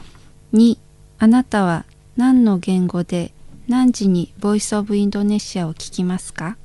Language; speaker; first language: Japanese; non-native, fluent; Indonesian